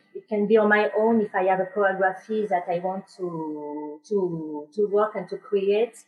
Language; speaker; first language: English; non-native, learner; French